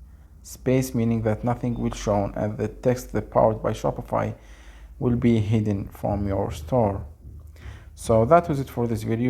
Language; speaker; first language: English; non-native, fluent; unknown